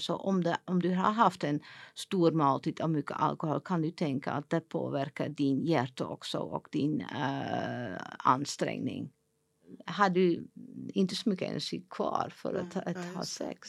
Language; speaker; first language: Swedish; non-native, fluent; Dutch